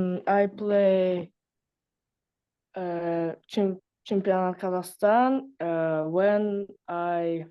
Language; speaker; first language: English; non-native, learner; Russian